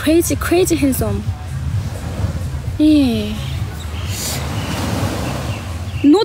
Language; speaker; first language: English; non-native, learner; Thai